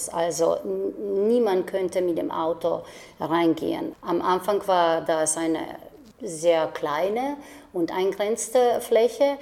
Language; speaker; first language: German; non-native, fluent; Slovenian